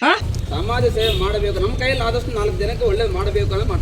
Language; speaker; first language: Kannada; native; Kannada